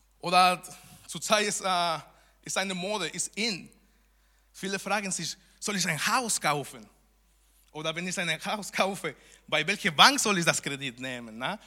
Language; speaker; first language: German; non-native, fluent; Spanish